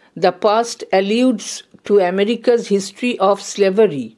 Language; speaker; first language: English; non-native, local second language; Bangla